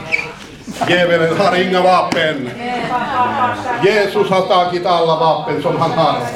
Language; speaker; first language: Swedish; non-native, fluent; Finnish